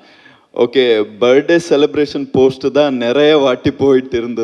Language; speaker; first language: Tamil; non-native, fluent; Malayalam